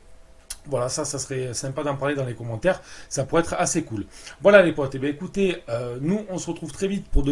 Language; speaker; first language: French; native; French